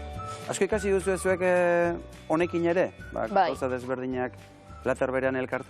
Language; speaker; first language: Basque; native; Basque